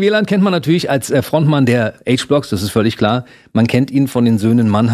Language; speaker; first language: German; native; German